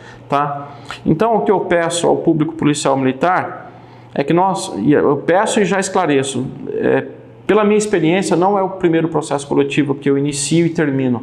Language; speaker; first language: Portuguese; native; Portuguese